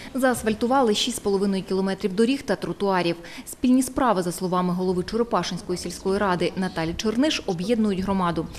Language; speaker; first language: Ukrainian; native; Ukrainian